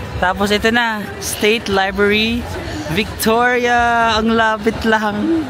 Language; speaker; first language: Filipino; native; Filipino